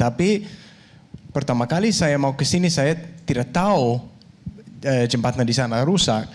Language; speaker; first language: Indonesian; non-native, fluent; Danish